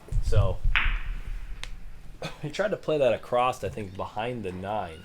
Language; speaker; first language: English; native; English